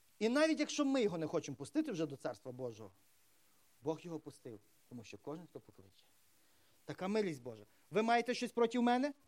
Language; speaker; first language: Ukrainian; native; Ukrainian